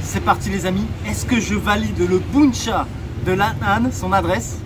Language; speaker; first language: French; native; French